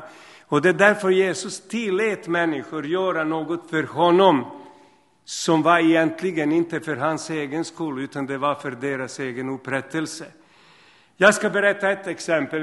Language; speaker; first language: Swedish; non-native, fluent; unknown